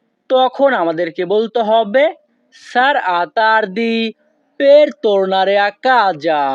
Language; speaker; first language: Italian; non-native, fluent; Bangla